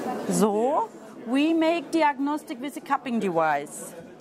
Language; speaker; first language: English; non-native, learner; German